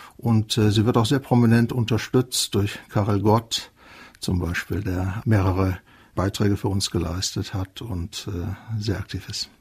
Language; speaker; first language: German; native; German